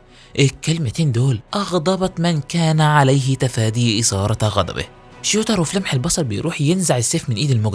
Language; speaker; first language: Arabic; native; Arabic